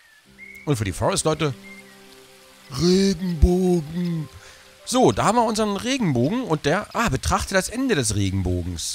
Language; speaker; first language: German; native; German